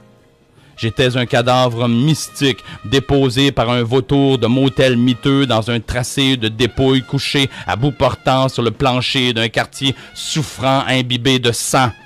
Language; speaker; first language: French; native; French